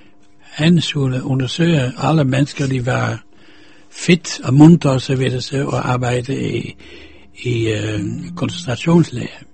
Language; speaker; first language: Danish; non-native, fluent; Dutch